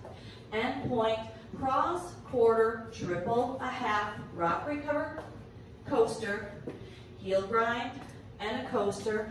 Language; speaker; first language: English; native; English